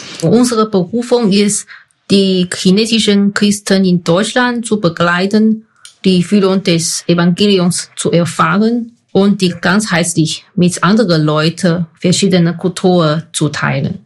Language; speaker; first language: German; non-native, fluent; Chinese